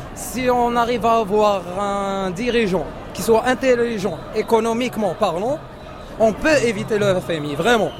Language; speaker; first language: French; non-native, local second language; Arabic